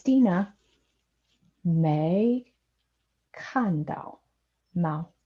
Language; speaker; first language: Chinese; non-native, fluent; English